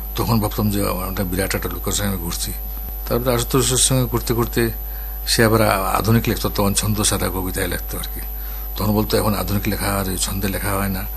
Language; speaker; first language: Bangla; non-native, local second language; Nepali